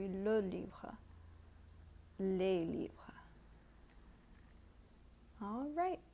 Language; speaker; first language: French; non-native, fluent; English